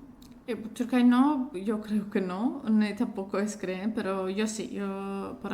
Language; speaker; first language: Spanish; non-native, fluent; Azerbaijani